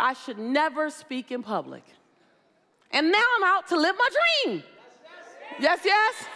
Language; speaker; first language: English; native; English